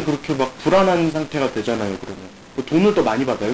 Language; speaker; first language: Korean; native; Korean